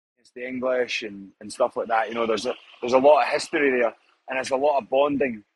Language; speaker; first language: English; native; English